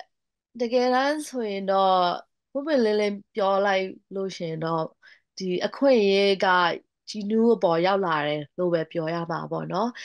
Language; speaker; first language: Burmese; non-native, local second language; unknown